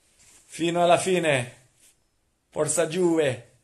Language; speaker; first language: Italian; non-native, learner; Portuguese